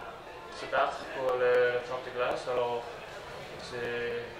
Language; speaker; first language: French; non-native, learner; English